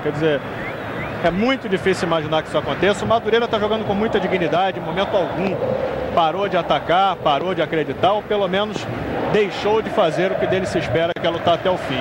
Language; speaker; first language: Portuguese; native; Portuguese